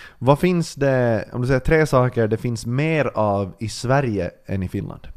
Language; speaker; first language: Swedish; native; Swedish